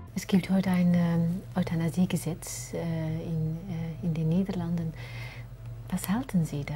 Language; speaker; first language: German; non-native, fluent; Dutch